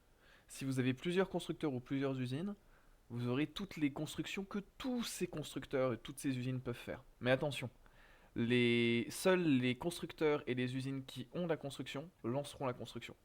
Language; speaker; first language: French; native; French